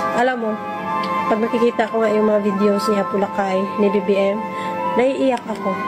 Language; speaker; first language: Filipino; native; Filipino